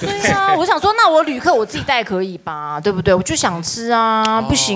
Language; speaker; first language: Chinese; native; Chinese